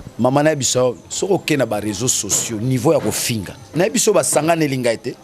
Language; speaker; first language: Lingala; non-native, local second language; Kongo